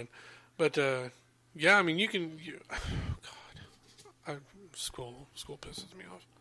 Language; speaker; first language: English; native; English